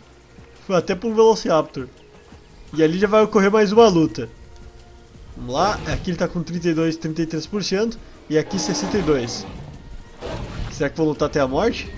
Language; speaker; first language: Portuguese; native; Portuguese